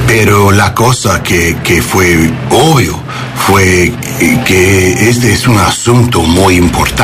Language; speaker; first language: Spanish; non-native, learner; English